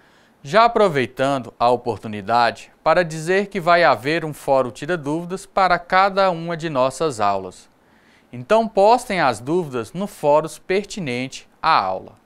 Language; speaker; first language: Portuguese; native; Portuguese